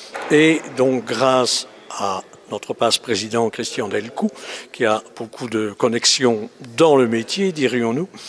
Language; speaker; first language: French; native; French